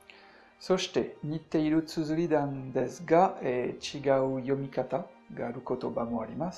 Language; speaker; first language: Japanese; non-native, fluent; French